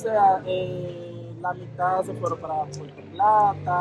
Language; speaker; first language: Spanish; native; Spanish